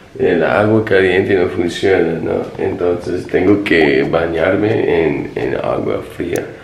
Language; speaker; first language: Spanish; non-native, fluent; English